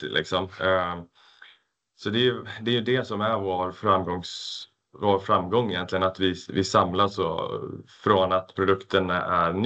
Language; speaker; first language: Swedish; native; Swedish